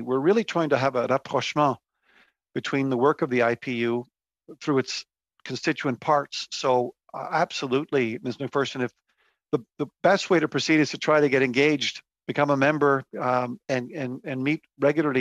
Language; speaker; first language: English; native; English